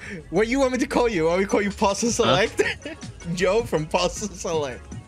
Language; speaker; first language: English; early bilingual, other home language; Spanish